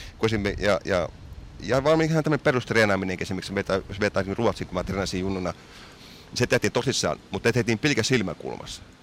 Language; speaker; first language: Finnish; early bilingual, heritage; Finnish